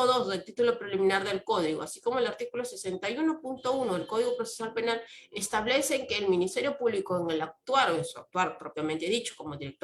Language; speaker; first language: Spanish; native; Spanish